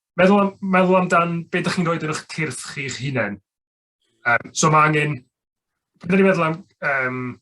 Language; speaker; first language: Welsh; native; Welsh